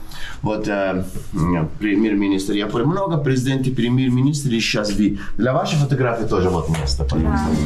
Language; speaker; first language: Russian; non-native, learner; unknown